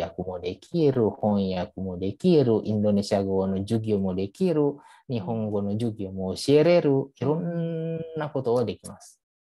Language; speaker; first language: Japanese; non-native, fluent; Indonesian